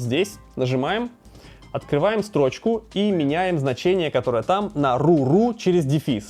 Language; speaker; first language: Russian; native; Russian